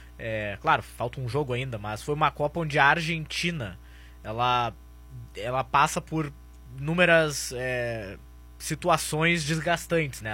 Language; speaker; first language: Portuguese; native; Portuguese